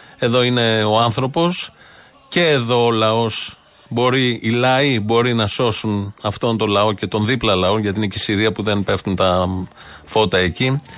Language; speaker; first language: Greek; native; Greek